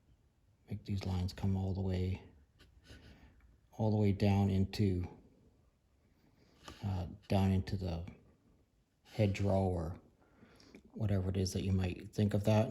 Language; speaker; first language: English; native; English